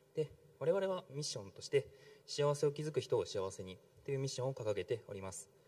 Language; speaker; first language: Japanese; native; Japanese